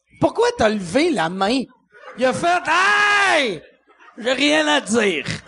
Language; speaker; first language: French; native; French